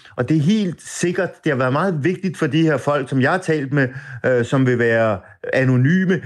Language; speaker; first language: Danish; native; Danish